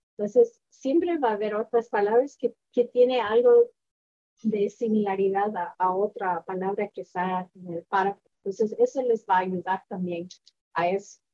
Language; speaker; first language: Spanish; early bilingual, heritage; Spanish